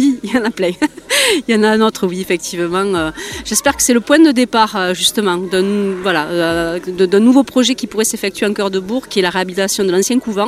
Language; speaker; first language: French; native; French